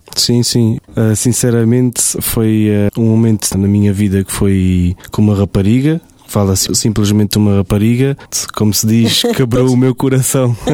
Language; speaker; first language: Portuguese; early bilingual, heritage; German